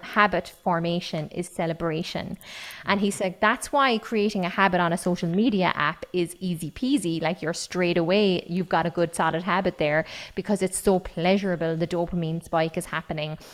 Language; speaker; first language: English; native; English